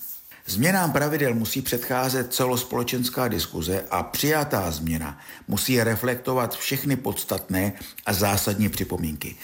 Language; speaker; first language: Czech; native; Czech